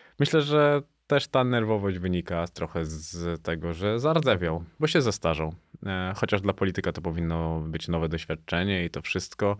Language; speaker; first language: Polish; native; Polish